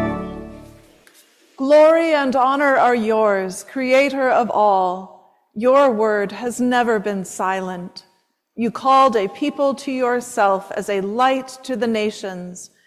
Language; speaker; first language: English; native; English